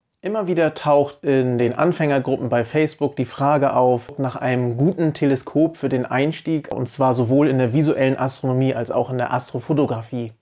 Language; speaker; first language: German; native; German